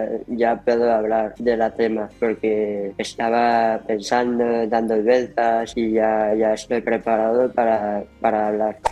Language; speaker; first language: Spanish; early bilingual, heritage; Spanish